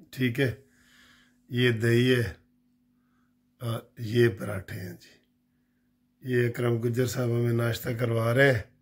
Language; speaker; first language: Urdu; non-native, local second language; Punjabi